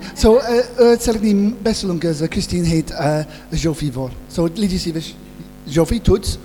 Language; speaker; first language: Hungarian; non-native, learner; English